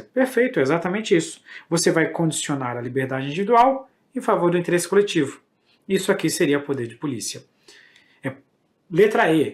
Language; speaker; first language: Portuguese; native; Portuguese